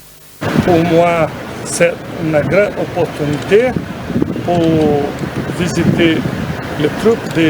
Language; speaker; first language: French; non-native, fluent; English